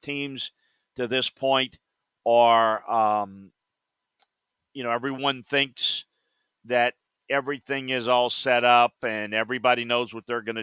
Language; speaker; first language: English; native; English